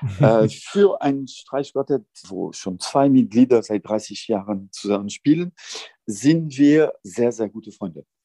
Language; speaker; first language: German; non-native, fluent; French